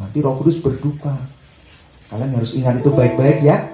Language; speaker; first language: Indonesian; native; Indonesian